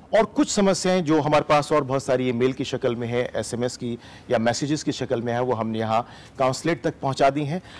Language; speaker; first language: Hindi; native; Hindi